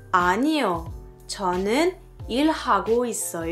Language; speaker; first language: Korean; non-native, fluent; French